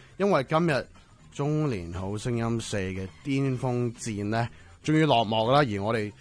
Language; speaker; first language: Cantonese; early bilingual, heritage; Cantonese